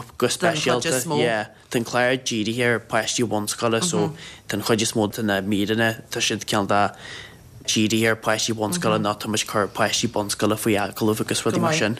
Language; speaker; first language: Irish; native; Irish